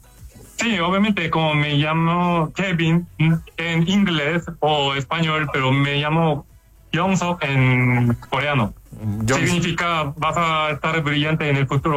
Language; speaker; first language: Spanish; non-native, fluent; Korean